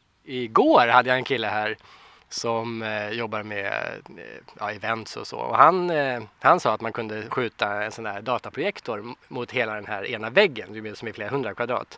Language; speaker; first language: Swedish; native; Swedish